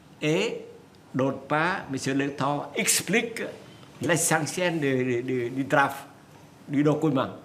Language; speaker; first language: French; non-native, fluent; Vietnamese